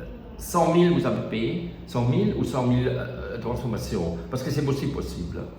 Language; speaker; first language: French; non-native, learner; German